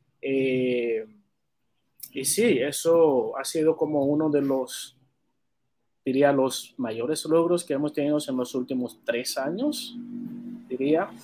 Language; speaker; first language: Spanish; non-native, fluent; Haitian Creole